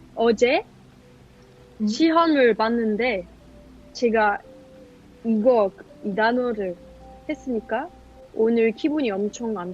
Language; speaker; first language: Korean; non-native, learner; French